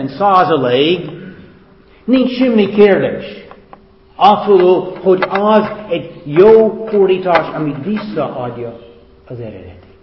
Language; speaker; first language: Hungarian; non-native, fluent; English